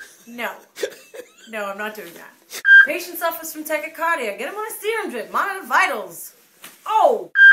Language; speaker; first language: English; early bilingual, other home language; French